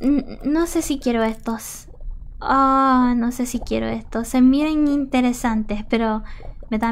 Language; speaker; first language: Spanish; non-native, learner; English